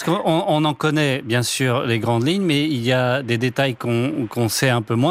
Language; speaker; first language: French; native; French